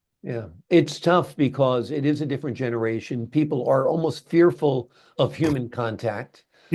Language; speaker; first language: English; native; English